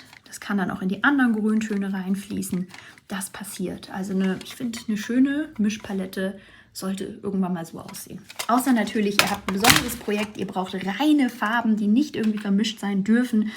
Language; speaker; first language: German; native; German